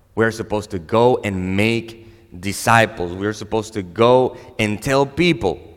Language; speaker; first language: English; non-native, fluent; Spanish